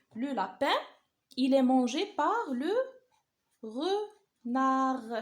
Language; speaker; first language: French; non-native, local second language; Arabic